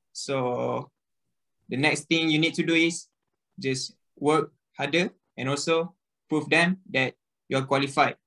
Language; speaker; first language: English; non-native, local second language; Malay